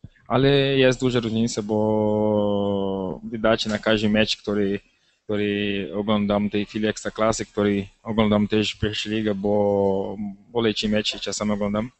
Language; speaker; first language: Polish; non-native, learner; Portuguese